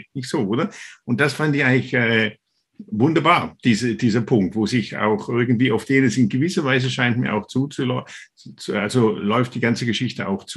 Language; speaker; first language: German; native; German